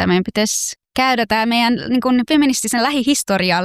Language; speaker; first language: Finnish; early bilingual, other home language; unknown